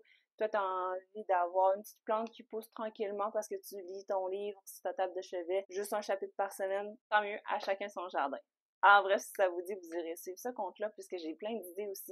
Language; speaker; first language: French; native; French